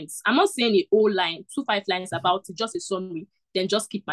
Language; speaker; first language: English; non-native, local second language; Igbo